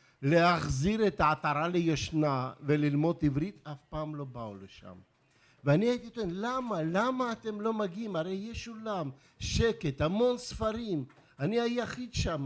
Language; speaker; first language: Hebrew; non-native, fluent; Russian